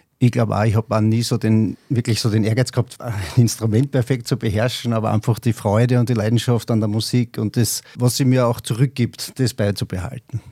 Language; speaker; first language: German; native; German